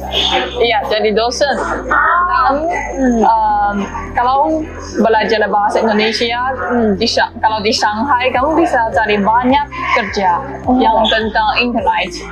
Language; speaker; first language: Indonesian; non-native, learner; Chinese